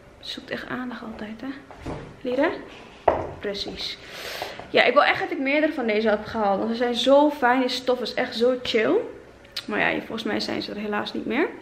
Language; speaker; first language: Dutch; native; Dutch